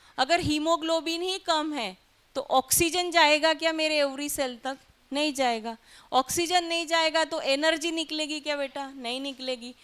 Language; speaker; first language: Hindi; non-native, local second language; Marathi